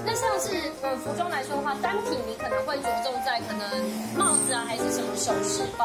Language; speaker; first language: Chinese; native; Chinese